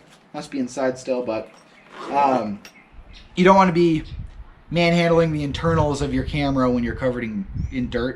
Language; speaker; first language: English; native; English